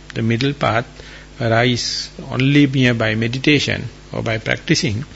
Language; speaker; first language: English; non-native, local second language; Sinhala